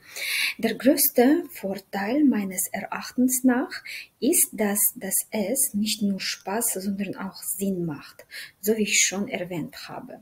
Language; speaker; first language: German; non-native, fluent; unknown